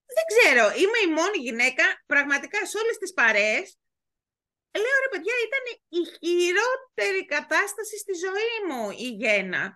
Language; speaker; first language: Greek; native; Greek